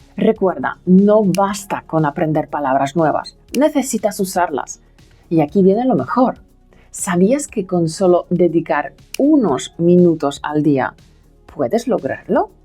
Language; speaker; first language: Spanish; non-native, fluent; Polish